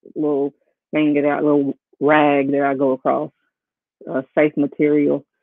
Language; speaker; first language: English; native; English